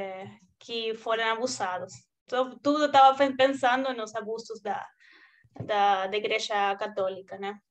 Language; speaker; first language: Portuguese; non-native, fluent; Spanish